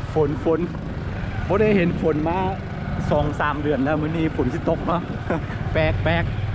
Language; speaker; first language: Thai; non-native, local second language; Akha